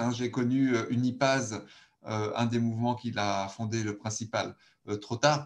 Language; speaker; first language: French; native; French